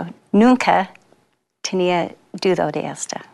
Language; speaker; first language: Spanish; non-native, learner; English